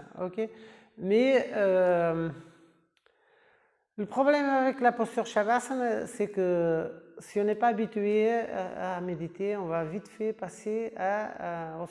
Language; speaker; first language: French; non-native, fluent; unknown